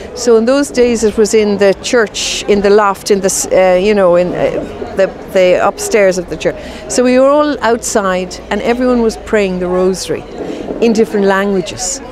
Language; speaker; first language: English; native; English